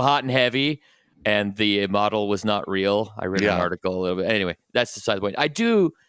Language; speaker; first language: English; native; English